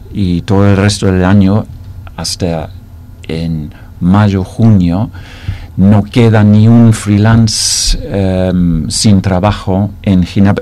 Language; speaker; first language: Spanish; non-native, fluent; English